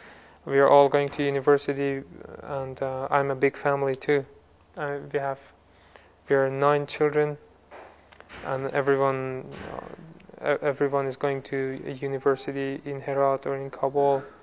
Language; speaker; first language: English; non-native, fluent; Persian